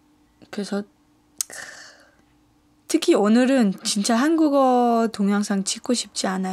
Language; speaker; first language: Korean; non-native, fluent; French